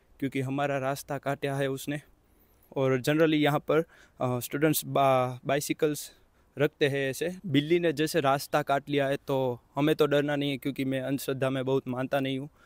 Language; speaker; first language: Hindi; non-native, local second language; Gujarati